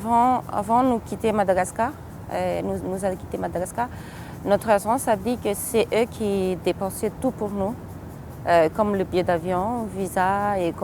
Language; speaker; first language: French; non-native, local second language; Malagasy